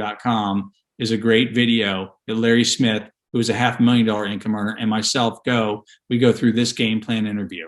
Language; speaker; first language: English; native; English